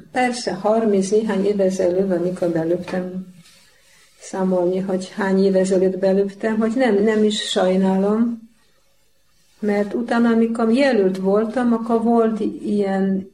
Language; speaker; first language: Hungarian; non-native, fluent; Polish